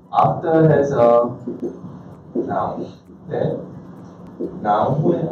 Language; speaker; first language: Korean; non-native, fluent; English